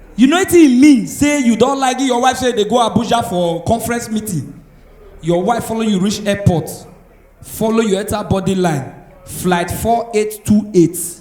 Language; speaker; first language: Nigerian Pidgin; native; Nigerian Pidgin